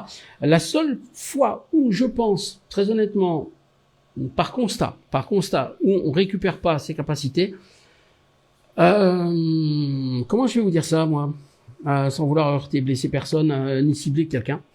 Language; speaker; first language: French; native; French